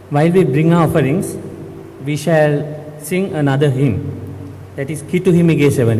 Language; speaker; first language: English; non-native, local second language; Sinhala